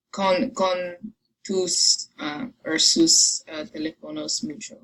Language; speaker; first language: Spanish; non-native, learner; English